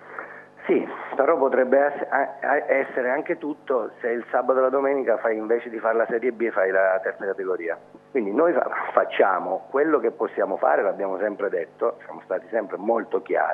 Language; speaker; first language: Italian; native; Italian